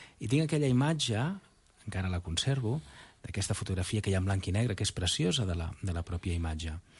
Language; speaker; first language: Catalan; native; Catalan